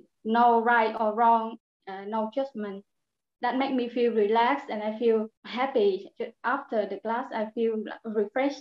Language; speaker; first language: English; non-native, learner; Vietnamese